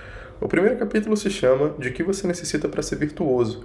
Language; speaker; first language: Portuguese; native; Portuguese